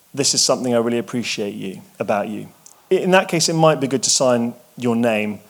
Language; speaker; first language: English; native; English